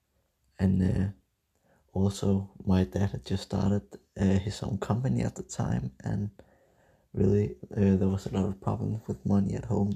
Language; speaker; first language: English; non-native, fluent; Danish